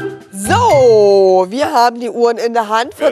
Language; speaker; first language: German; native; German